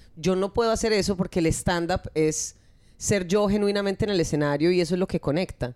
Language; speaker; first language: Spanish; early bilingual, heritage; Spanish